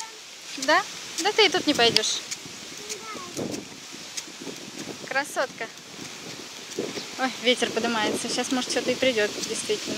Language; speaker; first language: Russian; native; Russian